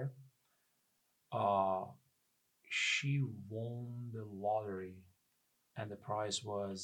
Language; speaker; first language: English; non-native, fluent; Persian